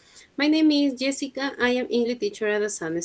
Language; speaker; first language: English; non-native, learner; Spanish